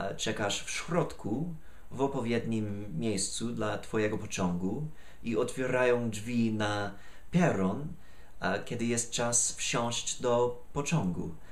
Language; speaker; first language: Polish; non-native, fluent; English